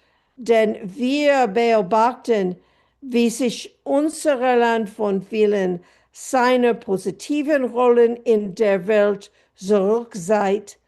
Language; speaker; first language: German; non-native, fluent; English